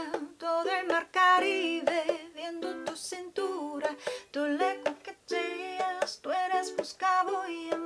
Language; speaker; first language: Spanish; non-native, fluent; Korean